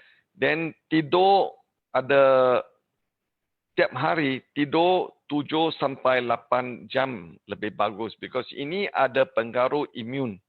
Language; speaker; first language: Indonesian; non-native, learner; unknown